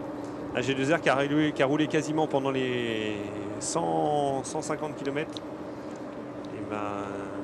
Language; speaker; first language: French; native; French